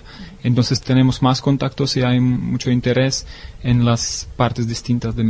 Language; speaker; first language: Spanish; non-native, learner; Czech